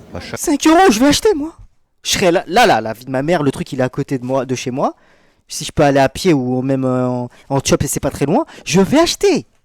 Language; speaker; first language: French; native; French